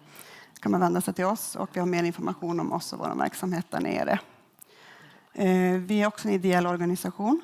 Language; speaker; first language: Swedish; native; Swedish